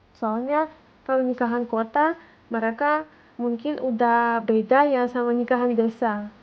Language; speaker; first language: Indonesian; non-native, fluent; Russian